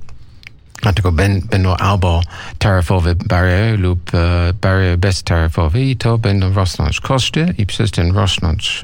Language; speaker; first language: Polish; non-native, learner; English